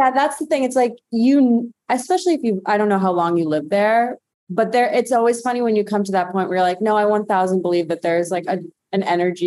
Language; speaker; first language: English; native; English